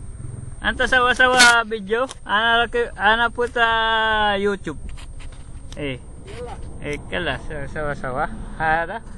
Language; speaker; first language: Arabic; non-native, learner; Filipino